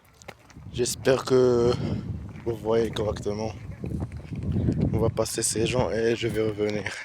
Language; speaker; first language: French; non-native, learner; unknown